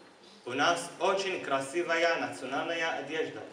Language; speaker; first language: Russian; non-native, learner; Arabic